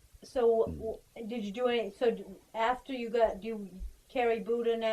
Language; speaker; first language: English; native; English